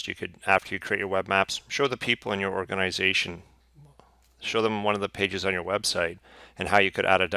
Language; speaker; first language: English; native; English